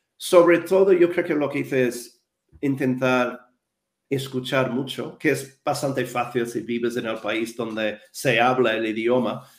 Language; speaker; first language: Spanish; non-native, fluent; English